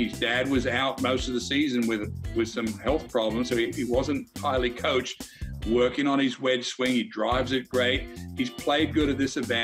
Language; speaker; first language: English; native; English